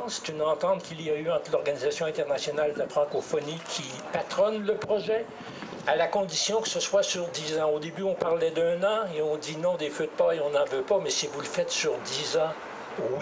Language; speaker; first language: French; native; French